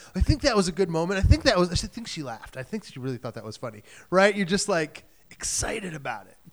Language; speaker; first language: English; native; English